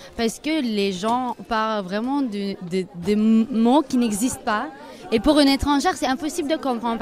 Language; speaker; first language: French; non-native, fluent; Turkish